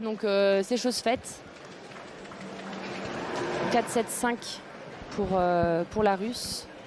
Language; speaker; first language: French; native; French